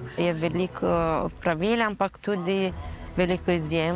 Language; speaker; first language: Slovenian; non-native, fluent; Italian